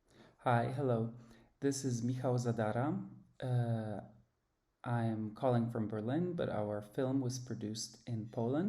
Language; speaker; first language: English; non-native, fluent; Polish